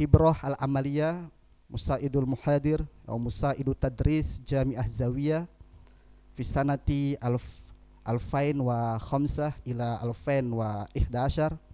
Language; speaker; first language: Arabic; non-native, fluent; Indonesian